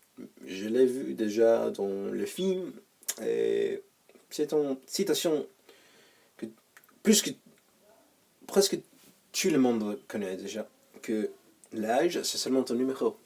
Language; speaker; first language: French; non-native, learner; English